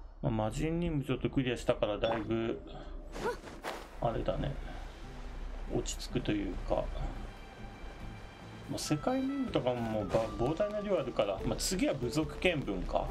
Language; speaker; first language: Japanese; native; Japanese